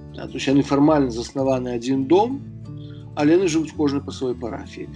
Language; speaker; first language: Belarusian; native; Belarusian